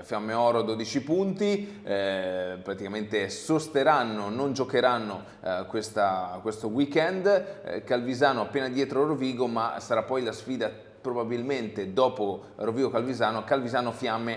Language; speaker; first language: Italian; native; Italian